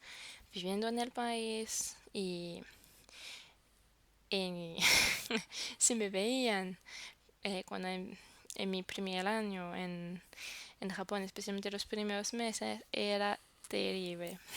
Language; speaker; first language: Spanish; non-native, fluent; French